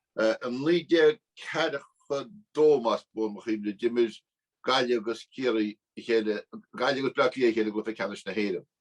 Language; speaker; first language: Irish; native; Irish